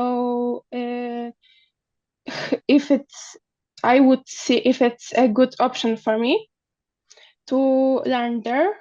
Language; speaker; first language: English; non-native, learner; Polish